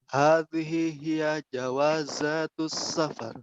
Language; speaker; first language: Arabic; non-native, learner; Indonesian